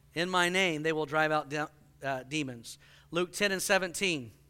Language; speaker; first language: English; native; English